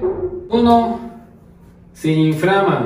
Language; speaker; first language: Spanish; non-native, learner; Japanese